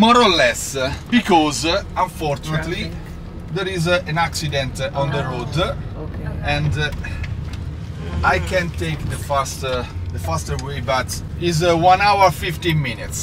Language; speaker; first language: English; non-native, learner; Italian